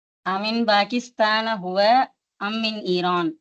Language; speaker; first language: Arabic; non-native, learner; Tamil